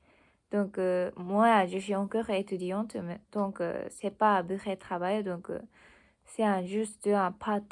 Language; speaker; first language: French; non-native, learner; Japanese